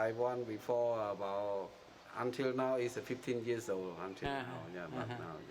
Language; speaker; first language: English; non-native, learner; Khmer